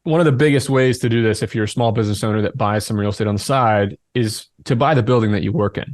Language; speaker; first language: English; native; English